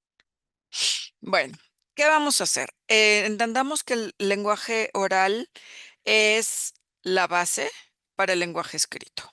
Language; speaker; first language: Spanish; native; Spanish